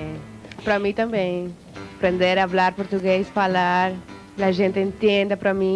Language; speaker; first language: Portuguese; non-native, learner; Spanish